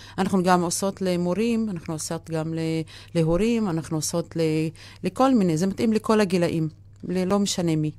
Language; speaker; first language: Hebrew; non-native, local second language; Arabic